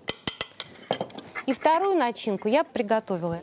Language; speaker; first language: Russian; native; Russian